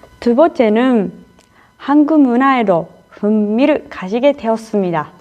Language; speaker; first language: Korean; non-native, learner; Japanese